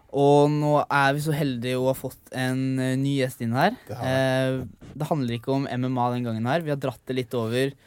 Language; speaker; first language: Norwegian; native; Norwegian